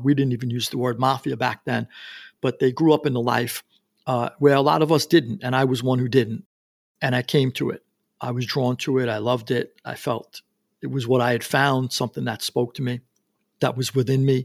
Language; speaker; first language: English; native; English